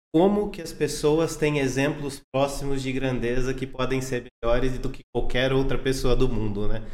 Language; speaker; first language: Portuguese; native; Portuguese